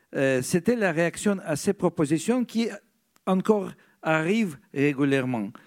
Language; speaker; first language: French; non-native, fluent; Russian